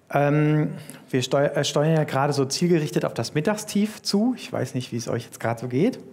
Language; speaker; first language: German; native; German